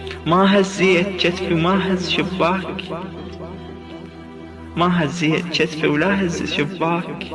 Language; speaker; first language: Arabic; native; Arabic